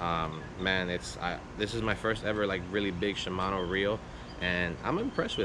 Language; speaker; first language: English; native; English